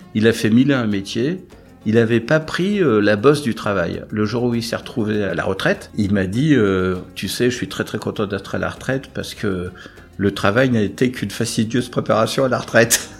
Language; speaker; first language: French; native; French